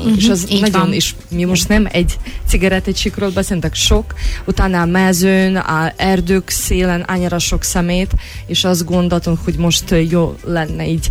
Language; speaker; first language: Hungarian; non-native, fluent; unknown